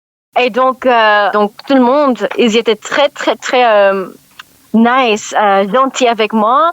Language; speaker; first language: French; non-native, learner; English